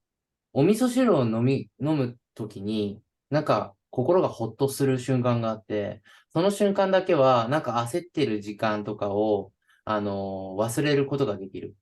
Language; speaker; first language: Japanese; native; Japanese